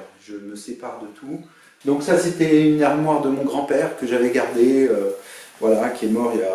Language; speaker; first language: French; native; French